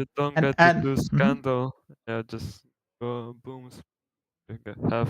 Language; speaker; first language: English; non-native, learner; Slovenian